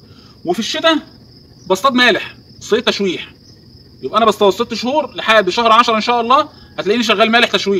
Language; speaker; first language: Arabic; native; Arabic